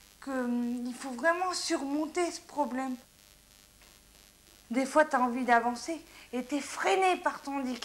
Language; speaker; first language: French; native; French